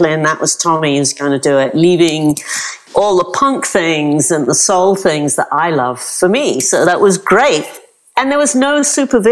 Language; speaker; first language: English; native; English